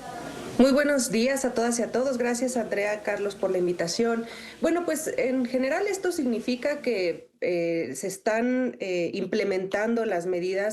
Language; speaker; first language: Spanish; native; Spanish